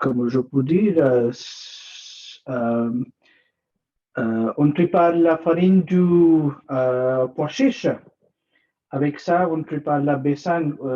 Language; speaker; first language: French; non-native, learner; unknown